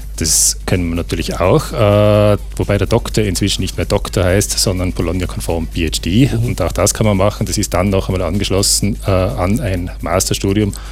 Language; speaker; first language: German; native; German